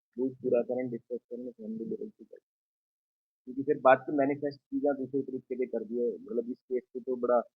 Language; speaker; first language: Hindi; non-native, local second language; Punjabi